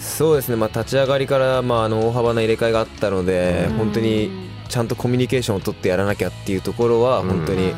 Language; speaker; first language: Japanese; native; Japanese